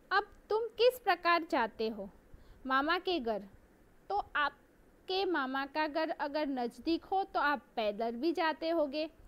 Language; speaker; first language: Hindi; non-native, local second language; Gujarati